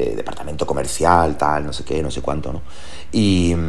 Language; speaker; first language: Spanish; early bilingual, heritage; German